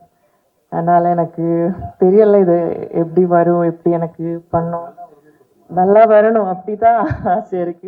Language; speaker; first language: Tamil; non-native, learner; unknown